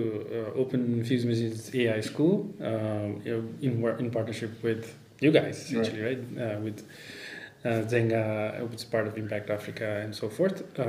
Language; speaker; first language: English; non-native, local second language; Nepali